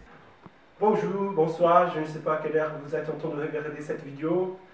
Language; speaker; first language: French; non-native, learner; Portuguese